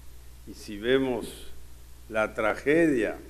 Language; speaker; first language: Spanish; native; Spanish